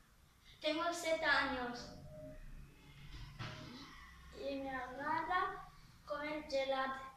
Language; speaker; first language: Spanish; non-native, learner; Romanian